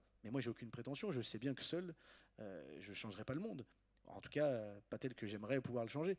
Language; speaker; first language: French; native; French